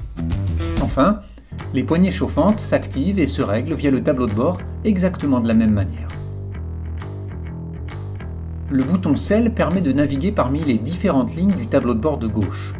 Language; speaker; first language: French; native; French